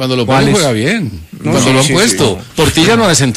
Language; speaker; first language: Spanish; native; Spanish